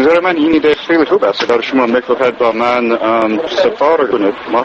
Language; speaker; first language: Persian; non-native, learner; English